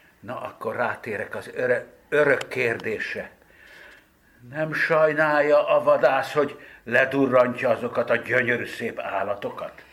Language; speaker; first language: Hungarian; native; Hungarian